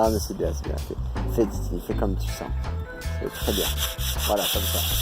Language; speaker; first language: French; native; French